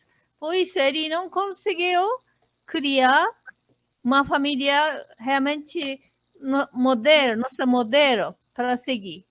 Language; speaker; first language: Portuguese; non-native, learner; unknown